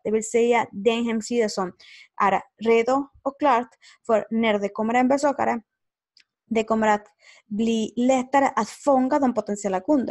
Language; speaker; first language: Swedish; non-native, learner; Spanish